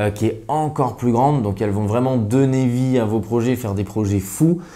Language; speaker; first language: French; native; French